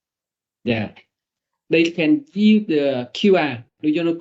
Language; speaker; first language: English; non-native, learner; Vietnamese